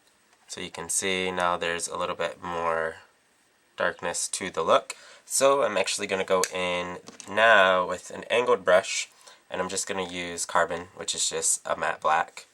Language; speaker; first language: English; native; English